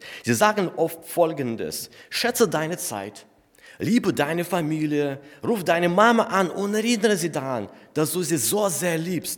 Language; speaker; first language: German; non-native, fluent; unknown